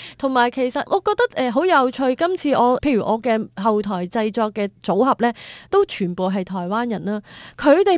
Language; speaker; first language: Cantonese; native; Cantonese